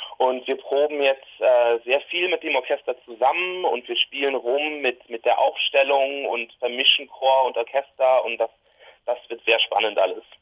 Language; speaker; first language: German; native; German